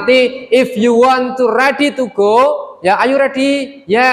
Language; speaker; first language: English; non-native, fluent; Indonesian